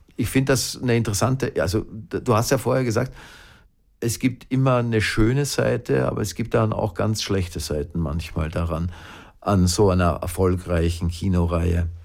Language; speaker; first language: German; native; German